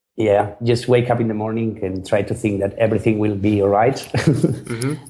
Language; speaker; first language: English; non-native, fluent; Spanish